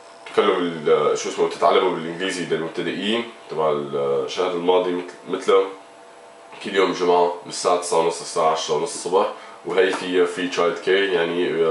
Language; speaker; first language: Arabic; native; Arabic